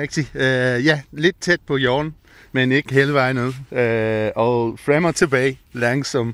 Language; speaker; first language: Danish; non-native, fluent; English